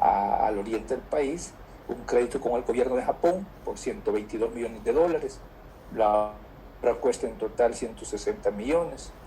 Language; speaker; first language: Spanish; native; Spanish